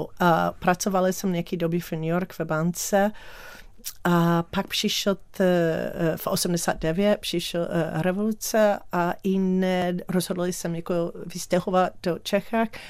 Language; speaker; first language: Czech; non-native, learner; English